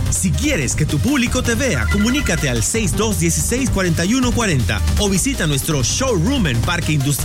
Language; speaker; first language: Spanish; native; Spanish